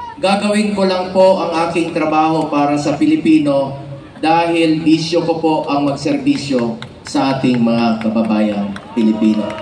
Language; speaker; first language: Filipino; non-native, local second language; Cebuano